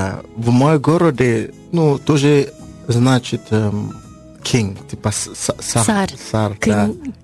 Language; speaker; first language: Russian; non-native, learner; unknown